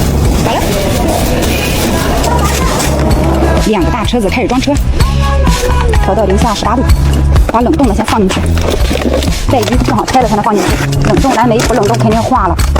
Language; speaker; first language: Chinese; native; Chinese